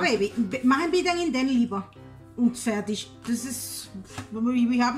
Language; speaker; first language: German; non-native, learner; Spanish